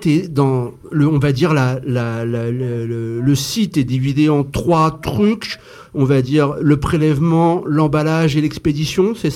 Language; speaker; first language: French; native; French